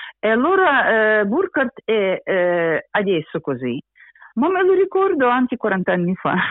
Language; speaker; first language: Italian; non-native, fluent; Russian